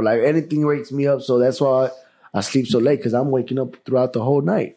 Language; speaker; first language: English; early bilingual, other home language; Spanish